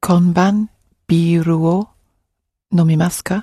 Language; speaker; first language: Japanese; non-native, learner; English